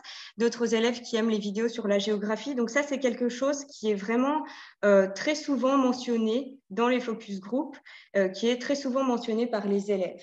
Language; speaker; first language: French; native; French